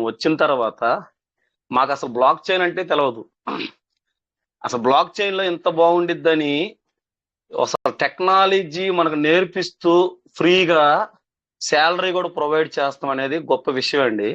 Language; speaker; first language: Telugu; native; Telugu